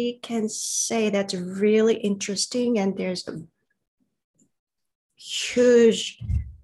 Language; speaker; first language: English; non-native, fluent; Korean